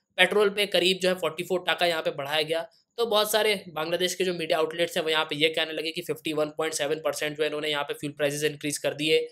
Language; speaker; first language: Hindi; native; Hindi